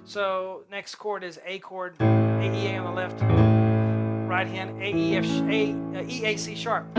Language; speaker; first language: English; native; English